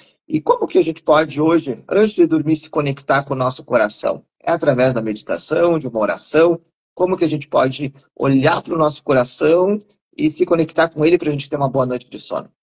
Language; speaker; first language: Portuguese; native; Portuguese